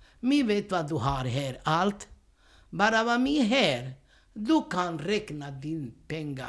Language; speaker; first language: Swedish; non-native, learner; Romany